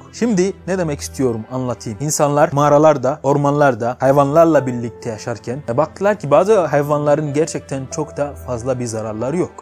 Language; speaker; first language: Turkish; non-native, fluent; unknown